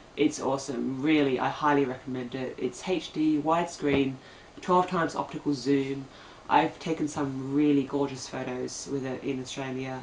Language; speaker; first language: English; native; English